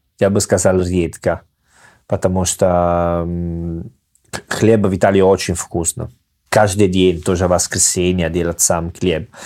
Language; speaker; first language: Russian; non-native, fluent; Italian